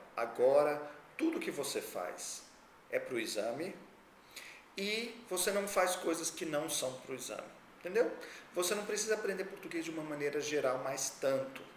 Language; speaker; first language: Portuguese; native; Portuguese